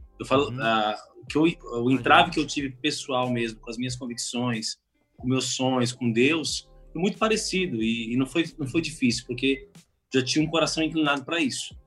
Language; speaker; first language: Portuguese; native; Portuguese